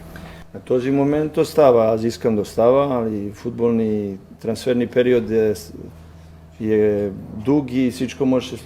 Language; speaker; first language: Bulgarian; non-native, learner; Serbian